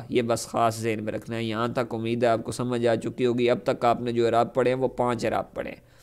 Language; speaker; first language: Urdu; non-native, local second language; Punjabi